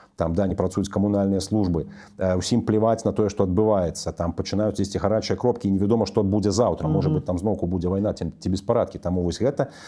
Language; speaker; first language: Belarusian; non-native, local second language; Russian